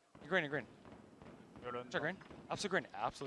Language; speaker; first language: English; native; English